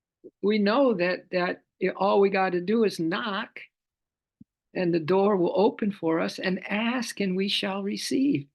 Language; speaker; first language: English; native; English